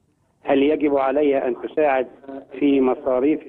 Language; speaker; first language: Arabic; native; Arabic